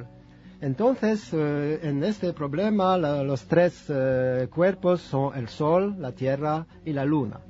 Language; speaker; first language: Spanish; non-native, fluent; French